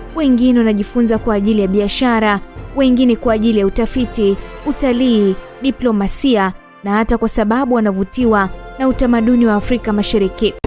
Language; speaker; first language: Swahili; native; Swahili